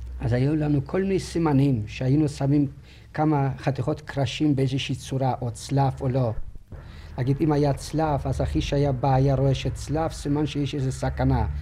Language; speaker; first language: Hebrew; non-native, fluent; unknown